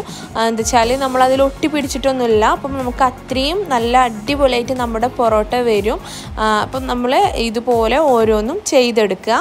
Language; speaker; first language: Malayalam; native; Malayalam